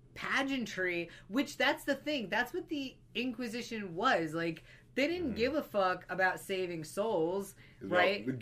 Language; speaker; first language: English; native; English